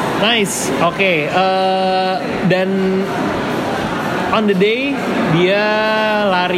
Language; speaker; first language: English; non-native, fluent; Indonesian